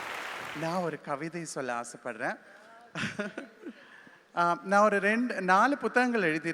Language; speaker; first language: Tamil; native; Tamil